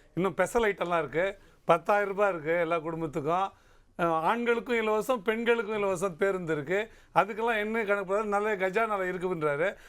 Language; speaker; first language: Tamil; native; Tamil